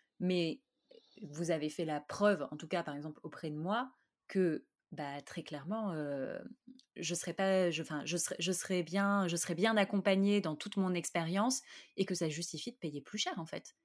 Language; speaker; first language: French; native; French